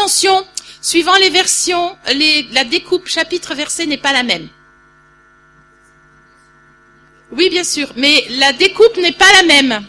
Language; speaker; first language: French; native; French